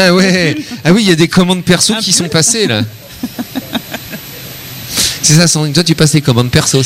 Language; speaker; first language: French; native; French